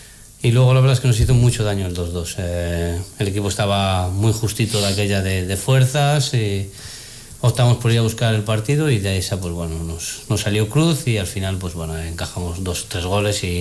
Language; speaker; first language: Spanish; native; Spanish